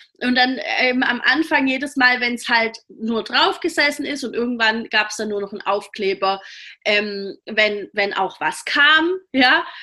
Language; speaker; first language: German; native; German